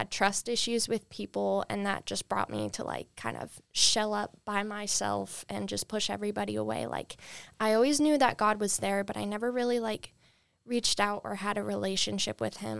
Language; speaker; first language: English; native; English